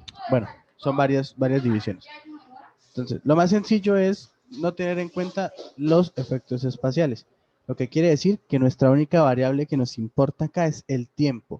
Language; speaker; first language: Spanish; native; Spanish